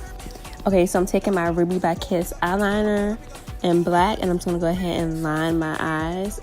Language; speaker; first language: English; native; English